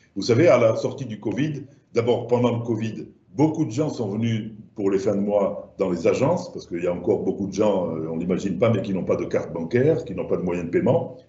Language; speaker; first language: French; native; French